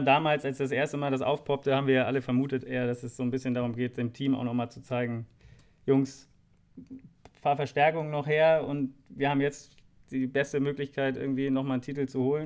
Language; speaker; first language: German; native; German